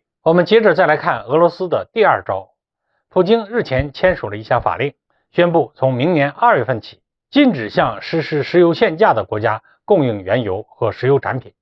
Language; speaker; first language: Chinese; native; Chinese